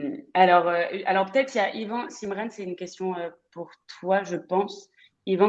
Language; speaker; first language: French; native; French